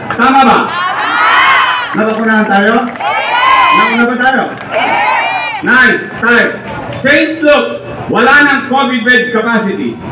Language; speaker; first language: Filipino; native; Filipino